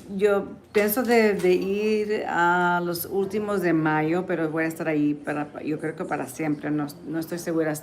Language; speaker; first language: Spanish; early bilingual, other home language; English